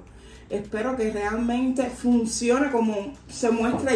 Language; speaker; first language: Spanish; native; Spanish